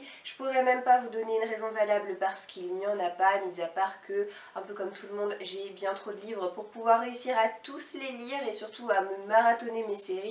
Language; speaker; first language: French; native; French